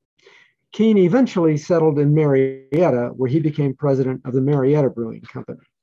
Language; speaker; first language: English; native; English